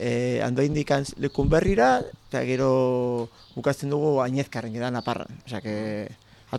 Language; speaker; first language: Basque; native; Basque